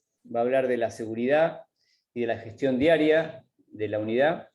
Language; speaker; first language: Spanish; native; Spanish